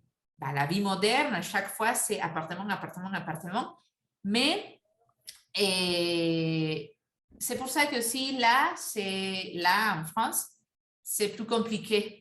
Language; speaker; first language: French; non-native, fluent; Spanish